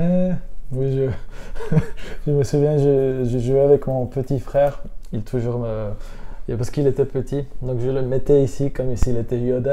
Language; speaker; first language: French; non-native, learner; Spanish